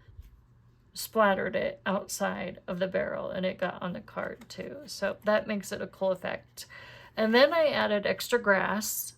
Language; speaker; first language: English; native; English